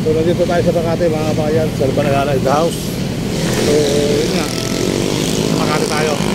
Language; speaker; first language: Filipino; native; Filipino